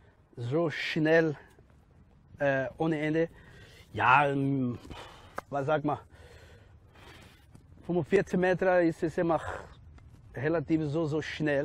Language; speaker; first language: German; non-native, learner; Portuguese